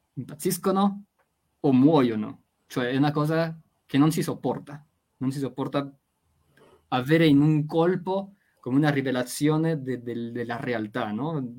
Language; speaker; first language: Italian; non-native, fluent; Spanish